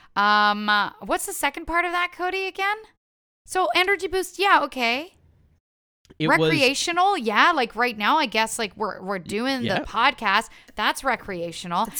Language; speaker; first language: English; non-native, fluent; French